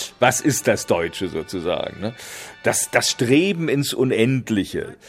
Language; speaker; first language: German; native; German